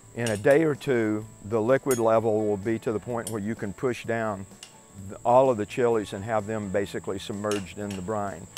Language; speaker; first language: English; native; English